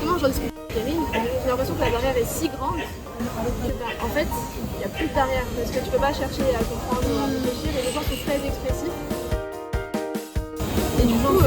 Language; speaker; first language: French; native; French